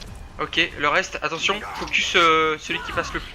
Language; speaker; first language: French; native; French